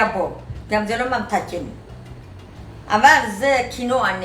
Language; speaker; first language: Hebrew; non-native, learner; Amharic